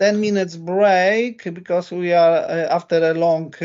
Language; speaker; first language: English; non-native, learner; Polish